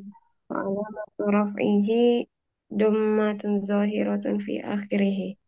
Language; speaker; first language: Arabic; non-native, learner; Indonesian